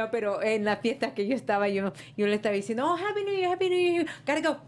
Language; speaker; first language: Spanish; early bilingual, heritage; Spanish